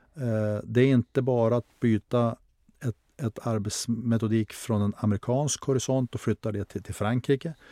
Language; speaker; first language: Swedish; native; Swedish